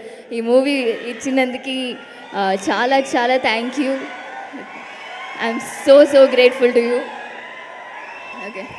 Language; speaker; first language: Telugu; non-native, local second language; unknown